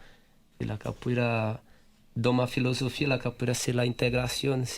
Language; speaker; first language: French; non-native, fluent; Portuguese